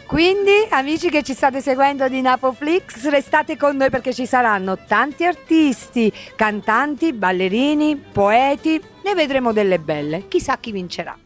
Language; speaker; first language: Italian; native; Italian